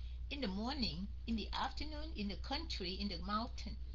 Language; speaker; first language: English; non-native, fluent; Vietnamese